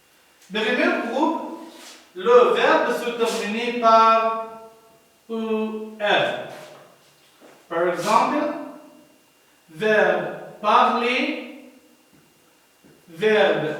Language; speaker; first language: French; non-native, learner; Arabic